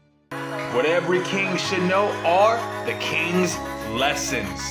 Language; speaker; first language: English; native; English